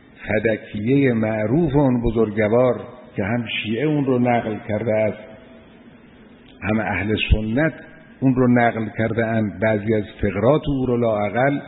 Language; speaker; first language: Persian; native; Persian